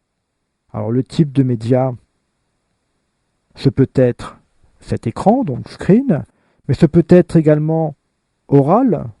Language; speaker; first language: French; native; French